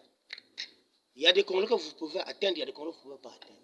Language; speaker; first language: French; non-native, local second language; Lingala